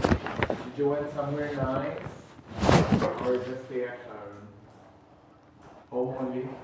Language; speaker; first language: English; non-native, fluent; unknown